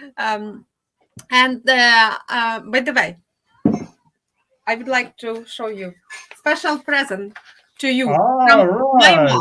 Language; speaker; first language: English; non-native, fluent; Ukrainian